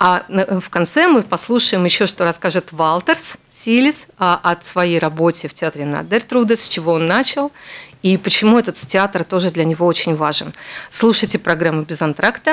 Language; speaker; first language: Russian; native; Russian